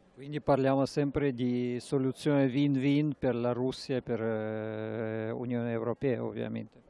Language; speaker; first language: Italian; non-native, fluent; Russian